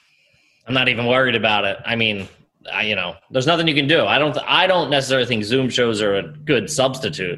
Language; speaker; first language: English; native; English